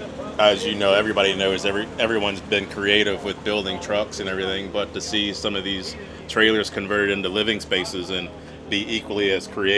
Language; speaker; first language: English; native; English